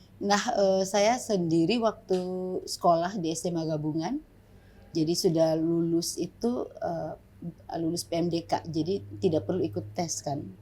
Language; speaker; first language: Indonesian; native; Indonesian